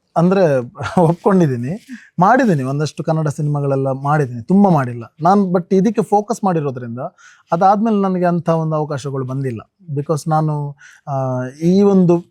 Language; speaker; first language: Kannada; non-native, local second language; Tulu